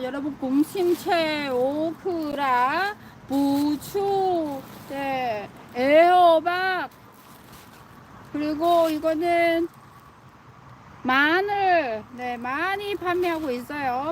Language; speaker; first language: Korean; non-native, fluent; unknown